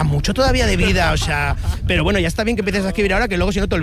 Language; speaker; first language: Spanish; native; Spanish